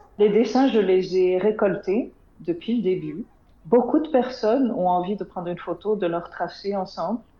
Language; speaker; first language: French; non-native, local second language; Arabic